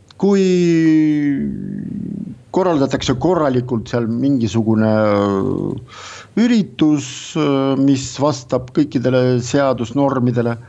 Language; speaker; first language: Estonian; non-native, local second language; Russian